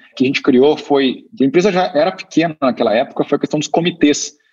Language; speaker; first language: Portuguese; native; Portuguese